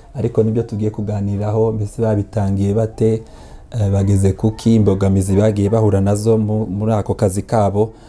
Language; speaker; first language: Kinyarwanda; native; Kinyarwanda